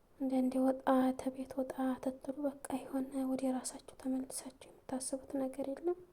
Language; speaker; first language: Amharic; native; Amharic